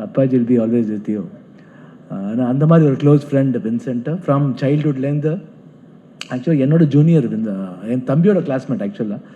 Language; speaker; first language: Tamil; non-native, fluent; Kannada